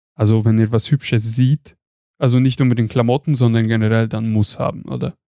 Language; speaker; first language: German; non-native, fluent; Hungarian